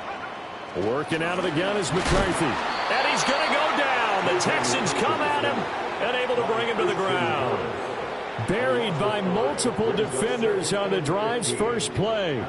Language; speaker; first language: English; native; English